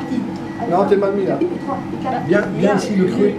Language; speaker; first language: French; native; French